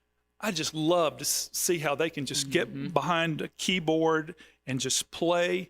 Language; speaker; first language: English; native; English